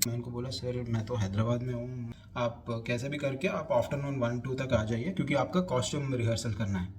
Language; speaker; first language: Hindi; non-native, local second language; Telugu